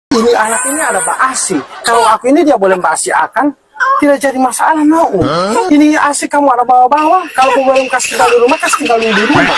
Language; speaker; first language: Indonesian; non-native, local second language; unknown